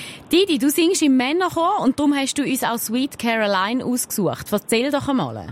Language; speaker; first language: German; native; German